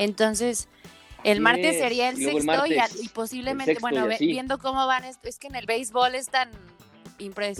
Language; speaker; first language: Spanish; native; Spanish